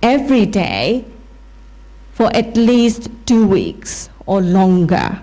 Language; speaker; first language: English; non-native, fluent; Burmese